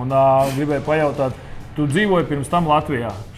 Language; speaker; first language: Latvian; native; Latvian